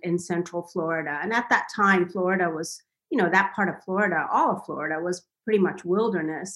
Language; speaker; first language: English; non-native, local second language; Bangla